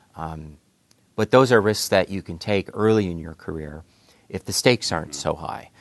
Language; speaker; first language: English; native; English